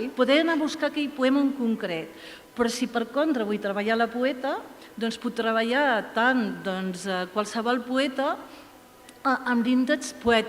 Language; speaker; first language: Catalan; native; Catalan